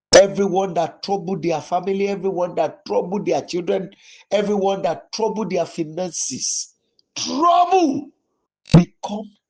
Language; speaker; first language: English; non-native, local second language; Yoruba